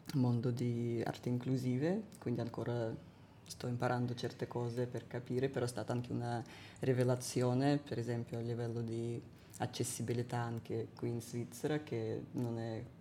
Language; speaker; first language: Italian; non-native, fluent; Russian